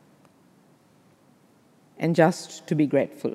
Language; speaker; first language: English; non-native, local second language; Urdu